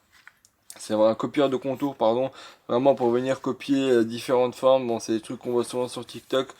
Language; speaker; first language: French; native; French